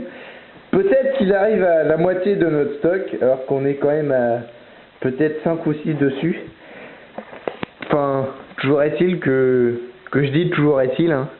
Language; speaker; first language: French; native; French